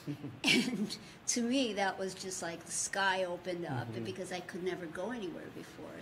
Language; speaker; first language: English; early bilingual, other home language; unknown